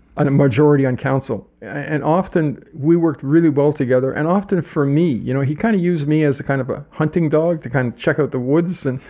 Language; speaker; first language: English; native; English